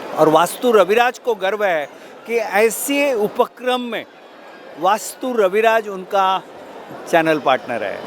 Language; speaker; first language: Hindi; non-native, local second language; Marathi